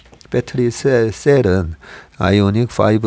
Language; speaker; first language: Korean; native; Korean